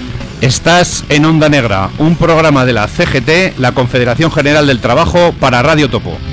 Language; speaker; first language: Spanish; native; Spanish